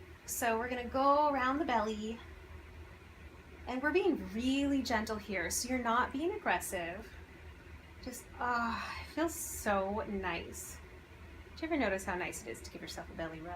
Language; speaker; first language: English; native; English